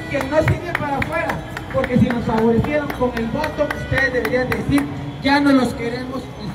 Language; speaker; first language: Spanish; native; Spanish